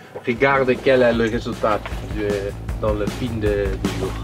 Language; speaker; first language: French; non-native, learner; Dutch